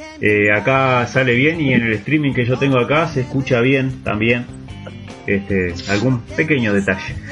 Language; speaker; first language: Spanish; native; Spanish